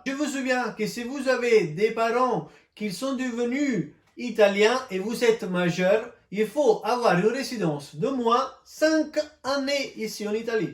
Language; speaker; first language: French; non-native, fluent; Italian